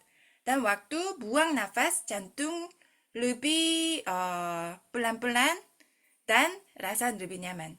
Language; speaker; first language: Indonesian; non-native, fluent; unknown